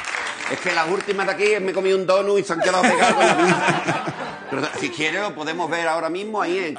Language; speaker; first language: Spanish; native; Spanish